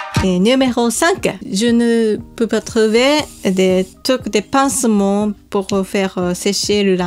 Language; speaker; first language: French; non-native, learner; Japanese